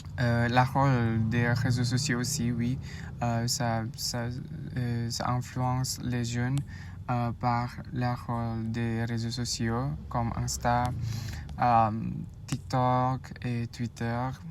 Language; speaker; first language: French; non-native, learner; Indonesian